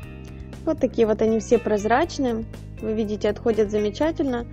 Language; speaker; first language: Russian; native; Russian